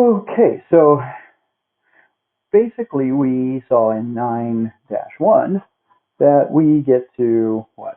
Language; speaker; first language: English; native; English